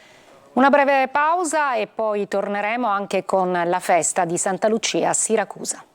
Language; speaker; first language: Italian; native; Italian